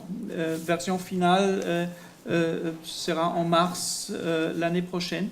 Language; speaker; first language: French; non-native, fluent; German